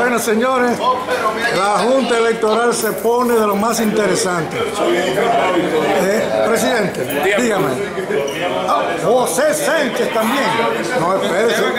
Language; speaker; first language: Spanish; native; Spanish